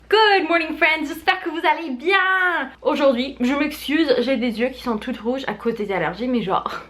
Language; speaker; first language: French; non-native, fluent; English